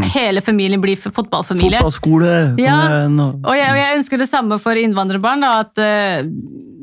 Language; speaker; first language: Norwegian; non-native, local second language; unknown